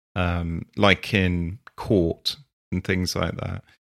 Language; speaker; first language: English; native; English